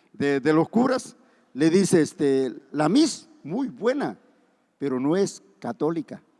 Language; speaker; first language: Spanish; native; Spanish